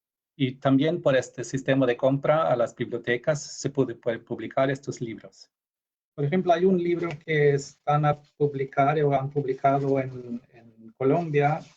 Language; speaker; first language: Spanish; non-native, fluent; Norwegian